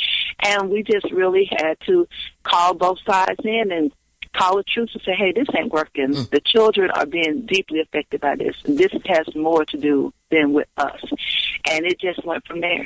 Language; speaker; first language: English; native; English